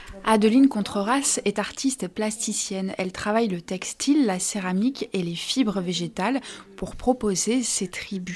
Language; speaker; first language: French; native; French